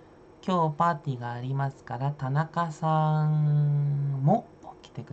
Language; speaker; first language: Japanese; non-native, fluent; Indonesian